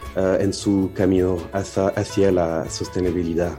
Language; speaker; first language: Spanish; non-native, learner; French